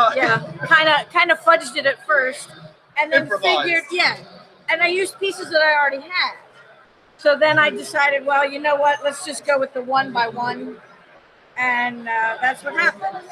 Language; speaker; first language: English; native; English